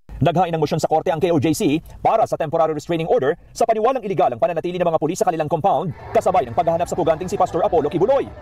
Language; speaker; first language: Filipino; native; Filipino